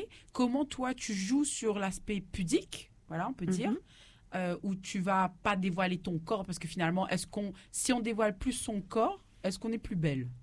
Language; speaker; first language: French; native; French